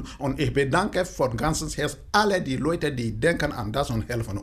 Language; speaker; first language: German; non-native, fluent; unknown